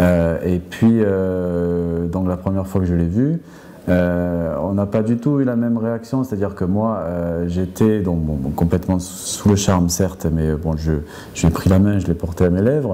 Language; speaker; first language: French; native; French